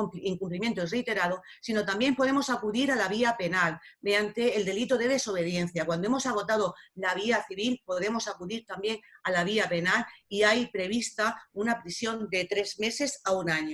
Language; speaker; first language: Spanish; native; Spanish